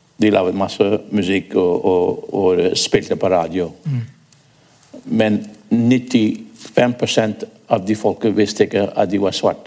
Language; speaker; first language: Norwegian; non-native, fluent; English